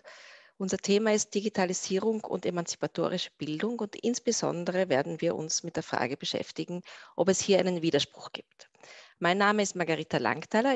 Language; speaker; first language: German; native; German